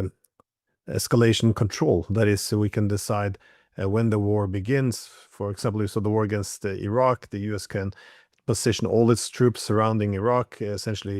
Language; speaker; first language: English; non-native, fluent; Norwegian